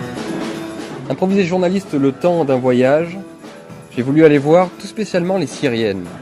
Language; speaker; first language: French; native; French